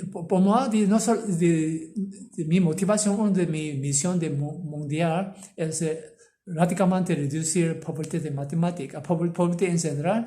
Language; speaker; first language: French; non-native, learner; Korean